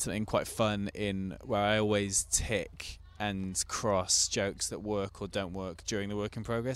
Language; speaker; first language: English; native; English